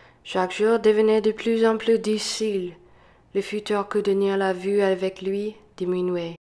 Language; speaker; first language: French; non-native, learner; English